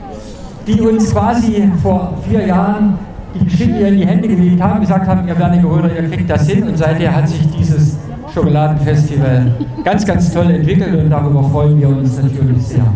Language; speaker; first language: German; native; German